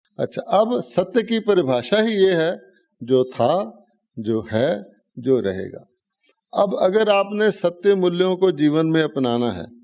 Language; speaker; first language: Hindi; native; Hindi